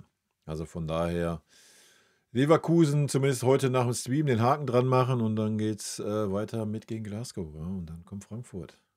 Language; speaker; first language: German; native; German